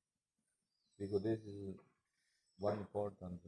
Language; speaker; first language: English; non-native, learner; Spanish